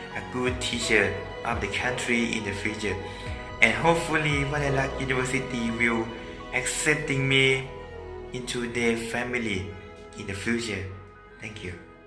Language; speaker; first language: English; non-native, learner; Thai